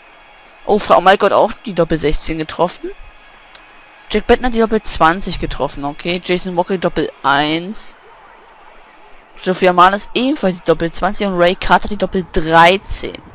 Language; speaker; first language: German; native; German